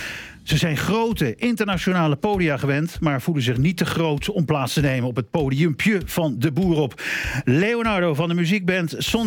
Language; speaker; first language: Dutch; native; Dutch